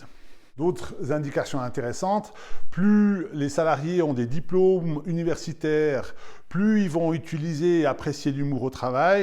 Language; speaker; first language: French; native; French